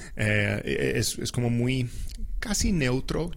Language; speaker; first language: Spanish; non-native, fluent; English